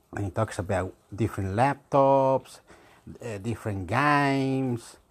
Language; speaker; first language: English; non-native, fluent; Spanish